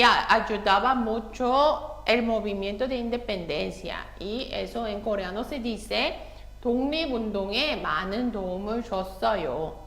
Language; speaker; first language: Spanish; non-native, fluent; Korean